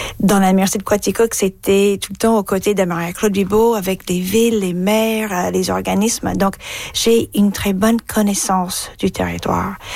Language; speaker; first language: French; non-native, fluent; English